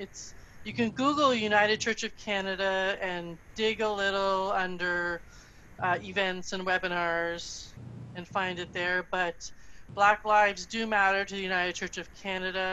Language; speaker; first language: English; native; English